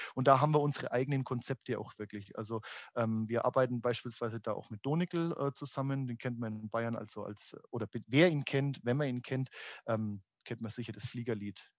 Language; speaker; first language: German; native; German